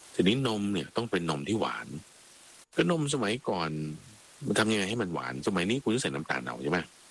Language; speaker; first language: Thai; native; Thai